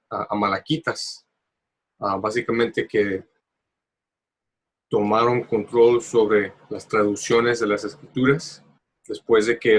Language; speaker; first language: Spanish; early bilingual, heritage; Spanish